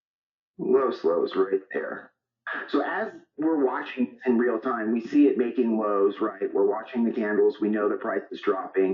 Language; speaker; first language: English; native; English